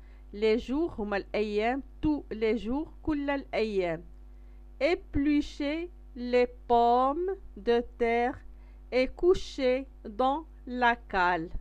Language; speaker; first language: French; non-native, local second language; Arabic